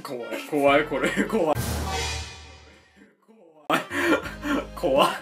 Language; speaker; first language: Japanese; non-native, learner; English